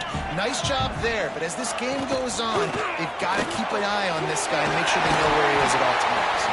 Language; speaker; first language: English; native; English